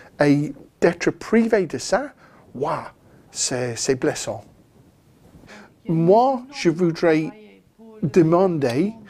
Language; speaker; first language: French; non-native, fluent; English